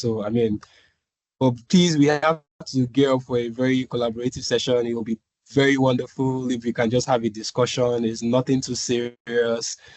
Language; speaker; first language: English; non-native, local second language; Yoruba